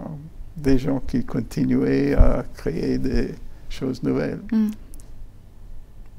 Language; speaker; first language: French; non-native, fluent; German